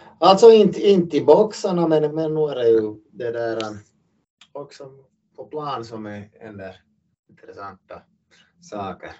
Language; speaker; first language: Swedish; native; Swedish